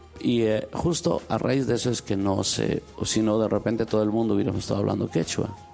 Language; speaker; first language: Spanish; non-native, local second language; Quechua